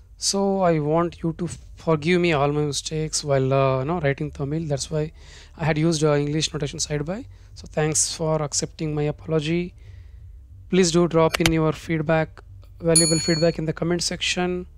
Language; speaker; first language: English; non-native, local second language; Kannada